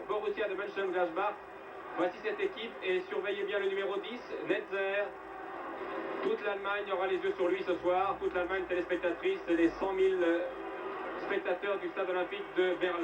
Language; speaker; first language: French; native; French